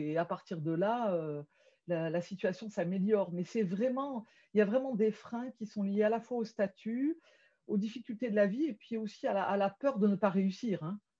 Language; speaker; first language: French; native; French